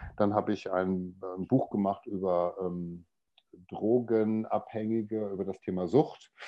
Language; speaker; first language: German; native; German